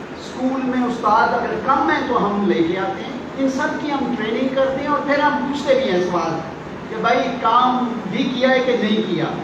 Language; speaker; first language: Urdu; non-native, local second language; Punjabi